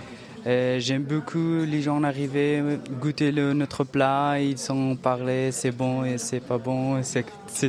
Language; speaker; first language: French; non-native, learner; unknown